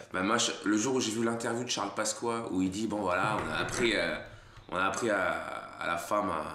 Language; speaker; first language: French; native; French